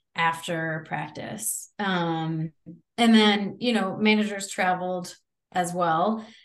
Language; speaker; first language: English; native; English